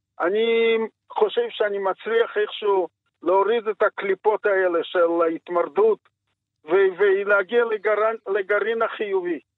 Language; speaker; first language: Hebrew; non-native, fluent; Yiddish